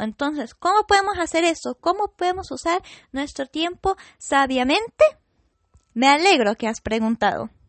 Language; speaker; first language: Spanish; non-native, fluent; English